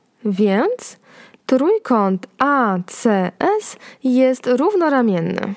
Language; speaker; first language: Polish; native; Polish